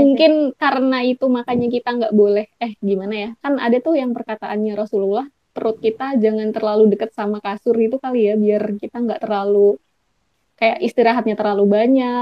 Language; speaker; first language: Indonesian; native; Indonesian